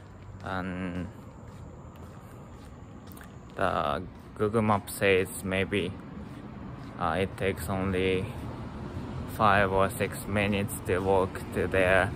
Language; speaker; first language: English; non-native, learner; Japanese